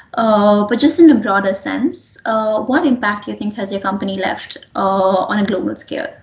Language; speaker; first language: English; non-native, local second language; Hindi